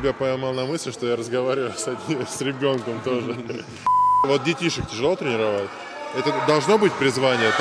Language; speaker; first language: Russian; native; Russian